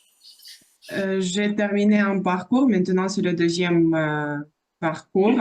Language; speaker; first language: French; non-native, fluent; Russian